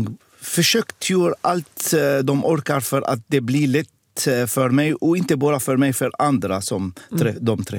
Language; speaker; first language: Swedish; non-native, fluent; Arabic